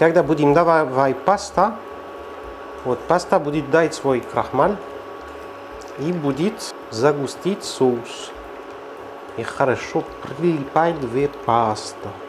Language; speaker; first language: Russian; non-native, learner; French